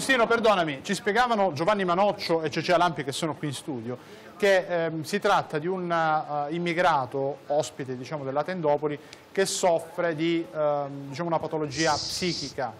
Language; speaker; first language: Italian; native; Italian